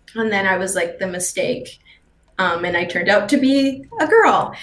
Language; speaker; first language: English; native; English